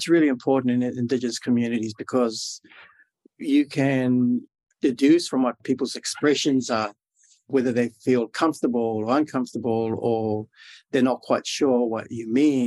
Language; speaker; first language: English; native; English